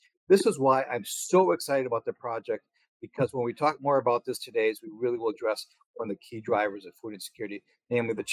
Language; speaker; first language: English; native; English